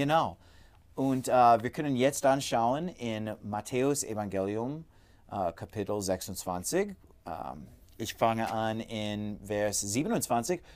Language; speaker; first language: German; non-native, fluent; English